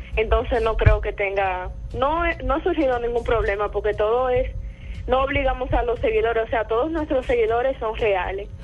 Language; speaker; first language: Spanish; native; Spanish